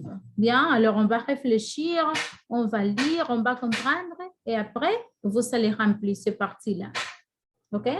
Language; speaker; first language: French; non-native, fluent; Spanish